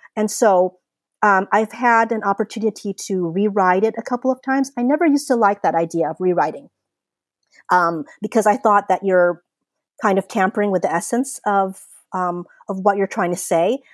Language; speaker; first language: English; early bilingual, other home language; Filipino